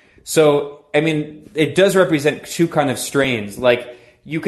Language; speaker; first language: English; native; English